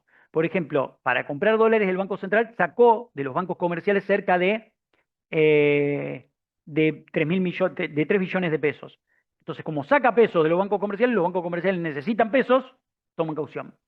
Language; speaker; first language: Spanish; native; Spanish